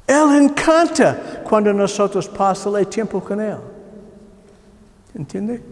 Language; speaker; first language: Spanish; non-native, learner; English